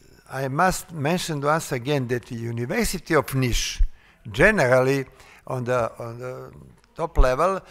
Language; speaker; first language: English; non-native, fluent; Serbian